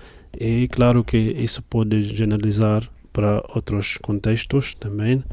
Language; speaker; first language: Portuguese; non-native, fluent; Arabic